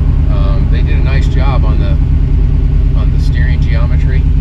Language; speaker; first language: English; native; English